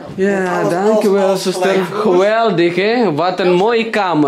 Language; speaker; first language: Dutch; non-native, learner; Indonesian